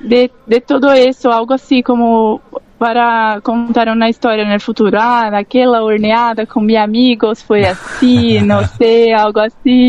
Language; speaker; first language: Spanish; non-native, learner; Portuguese